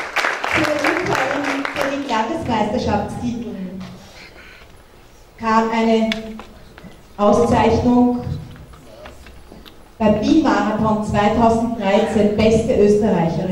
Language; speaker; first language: German; native; German